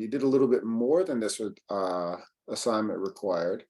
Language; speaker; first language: English; native; English